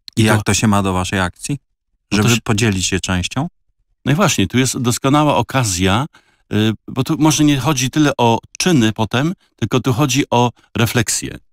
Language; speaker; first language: Polish; native; Polish